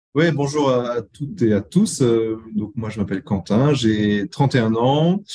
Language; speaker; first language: French; native; French